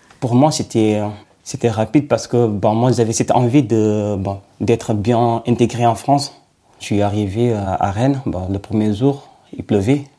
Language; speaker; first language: French; non-native, fluent; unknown